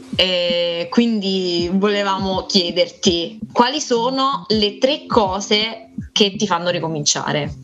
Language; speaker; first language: Italian; native; Italian